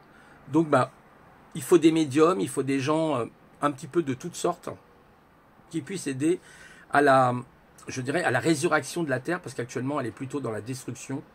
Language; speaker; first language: French; native; French